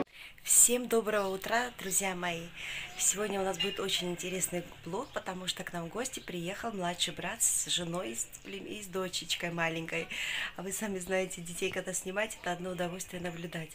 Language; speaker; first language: Russian; native; Russian